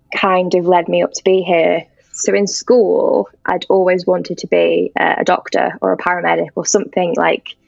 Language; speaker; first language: English; native; English